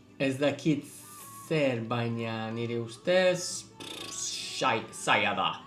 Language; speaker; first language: Basque; non-native, learner; English